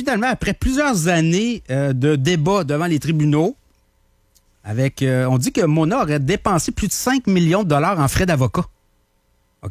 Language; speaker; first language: French; native; French